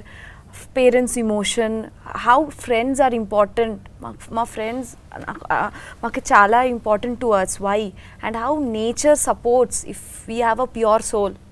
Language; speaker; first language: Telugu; non-native, learner; Bangla